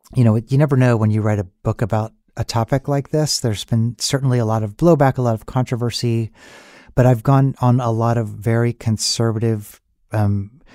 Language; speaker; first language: English; native; English